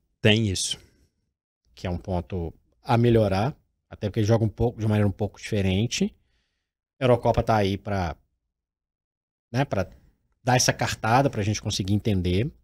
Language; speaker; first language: Portuguese; native; Portuguese